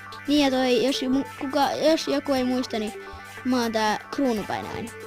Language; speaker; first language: Finnish; native; Finnish